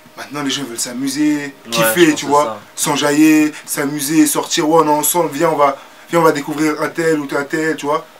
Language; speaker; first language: French; native; French